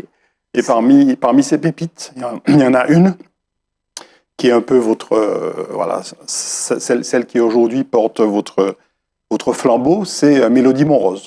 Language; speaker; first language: French; native; French